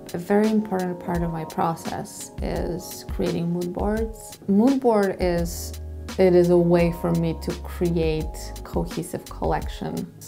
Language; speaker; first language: English; non-native, fluent; Polish